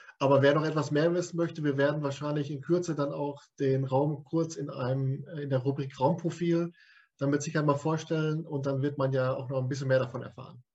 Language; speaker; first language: German; native; German